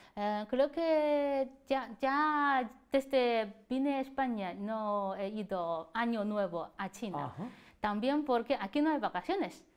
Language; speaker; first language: Spanish; non-native, learner; Chinese